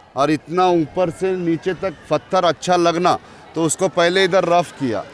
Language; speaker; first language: Hindi; non-native, local second language; Marathi